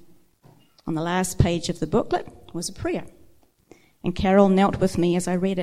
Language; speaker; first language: English; native; English